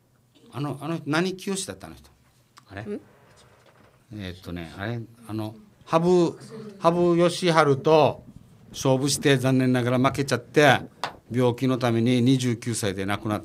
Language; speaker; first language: Japanese; native; Japanese